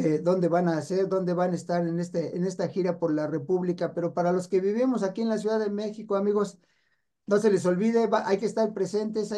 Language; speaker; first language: Spanish; native; Spanish